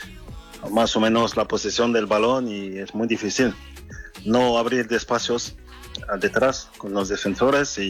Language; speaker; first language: Spanish; non-native, fluent; French